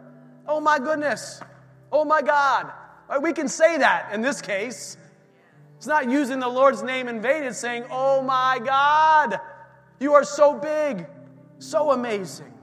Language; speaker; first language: English; native; English